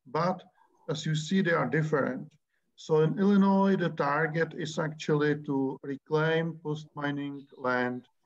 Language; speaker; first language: English; non-native, fluent; Czech